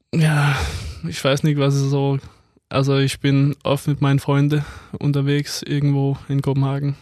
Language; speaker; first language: German; non-native, fluent; Danish